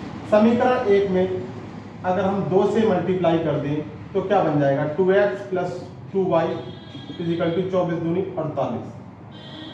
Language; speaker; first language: Hindi; native; Hindi